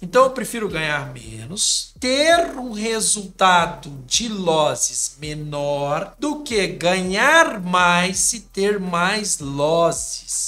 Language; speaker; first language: Portuguese; native; Portuguese